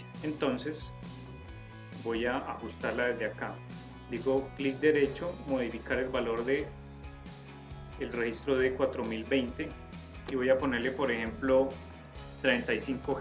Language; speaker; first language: Spanish; native; Spanish